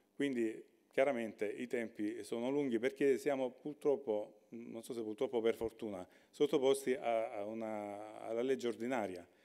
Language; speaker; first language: Italian; native; Italian